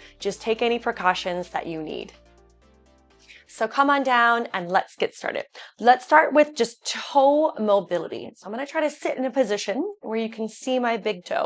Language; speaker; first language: English; native; English